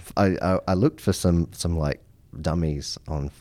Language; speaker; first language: English; native; English